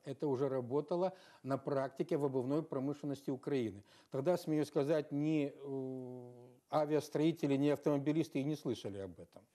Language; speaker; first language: Russian; native; Russian